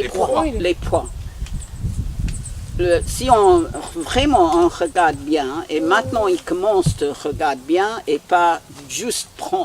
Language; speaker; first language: French; non-native, learner; English